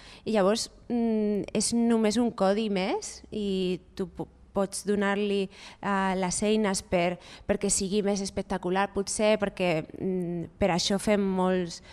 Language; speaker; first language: Catalan; non-native, fluent; Spanish